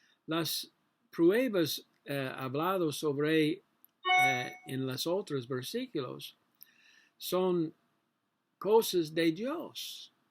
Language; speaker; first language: Spanish; non-native, learner; English